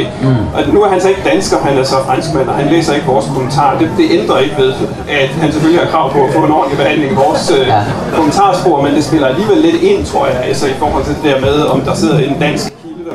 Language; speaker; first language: Danish; native; Danish